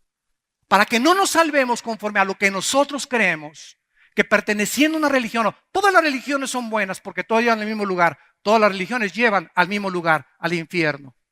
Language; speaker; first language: Spanish; native; Spanish